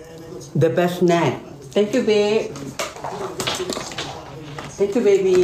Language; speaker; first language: English; non-native, learner; Malay